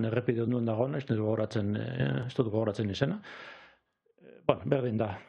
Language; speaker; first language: Basque; native; Basque